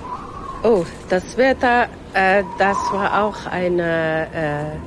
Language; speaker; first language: German; non-native, fluent; Arabic